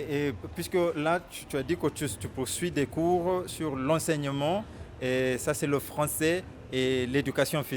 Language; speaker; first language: French; non-native, fluent; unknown